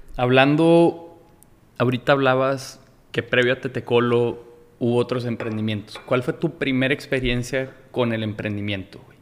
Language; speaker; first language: Spanish; native; Spanish